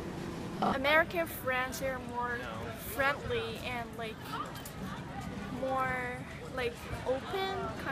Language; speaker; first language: English; non-native, learner; Chinese